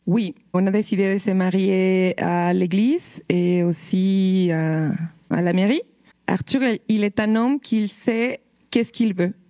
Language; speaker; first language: French; non-native, fluent; Spanish